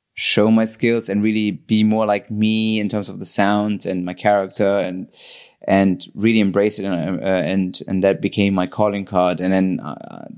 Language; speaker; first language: English; non-native, fluent; German